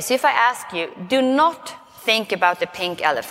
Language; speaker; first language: English; non-native, fluent; Swedish